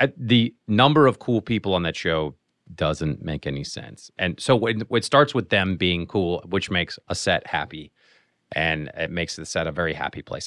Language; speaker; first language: English; native; English